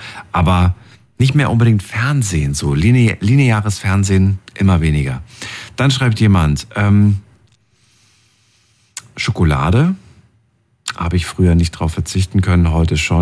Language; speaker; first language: German; native; German